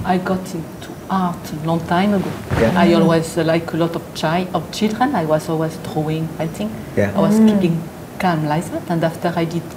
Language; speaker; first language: English; non-native, learner; French